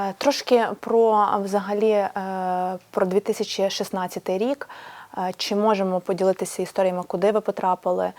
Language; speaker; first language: Ukrainian; native; Ukrainian